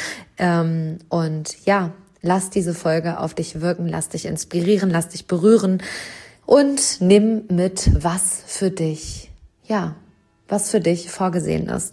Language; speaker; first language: German; native; German